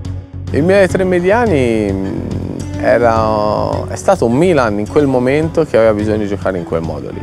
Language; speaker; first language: Italian; native; Italian